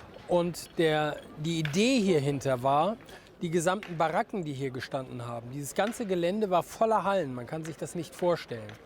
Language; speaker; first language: German; native; German